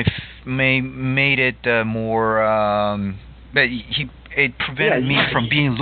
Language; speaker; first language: English; non-native, fluent; Japanese